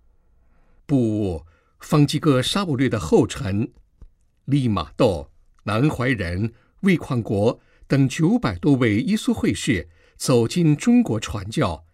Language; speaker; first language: Chinese; native; Chinese